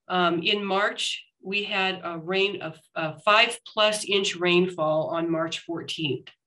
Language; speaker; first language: English; native; English